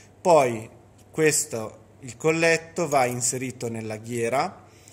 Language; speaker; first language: Italian; native; Italian